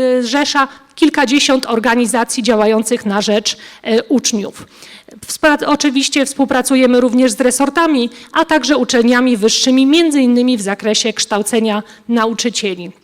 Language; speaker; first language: Polish; native; Polish